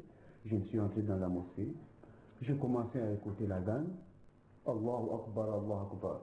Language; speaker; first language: French; non-native, local second language; Ngazidja Comorian